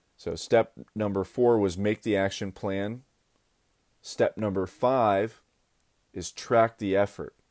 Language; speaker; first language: English; native; English